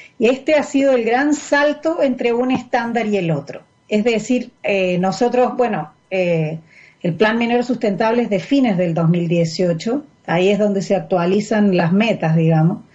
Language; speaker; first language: Spanish; native; Spanish